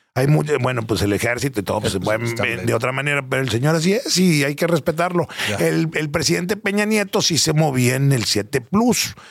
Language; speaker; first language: Spanish; native; Spanish